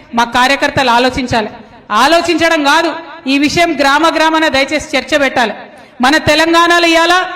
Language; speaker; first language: Telugu; native; Telugu